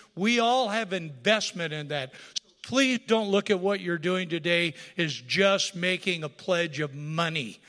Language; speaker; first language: English; native; English